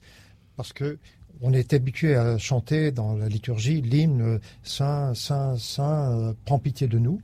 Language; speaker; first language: French; native; French